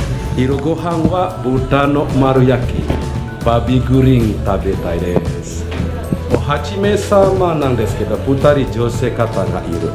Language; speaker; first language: Japanese; non-native, fluent; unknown